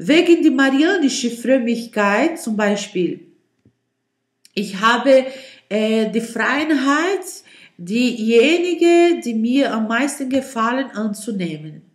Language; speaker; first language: German; non-native, learner; Portuguese